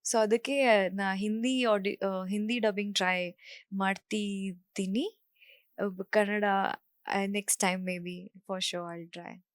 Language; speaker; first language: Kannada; non-native, local second language; Marathi